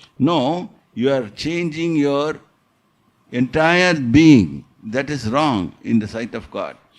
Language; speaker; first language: English; non-native, local second language; Tamil